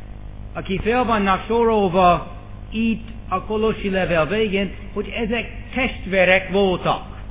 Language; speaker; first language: Hungarian; non-native, fluent; English